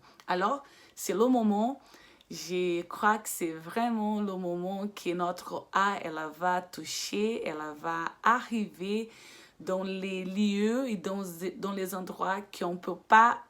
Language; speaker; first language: French; non-native, fluent; Portuguese